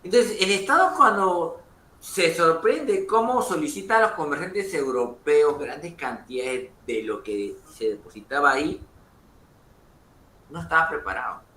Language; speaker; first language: Spanish; native; Spanish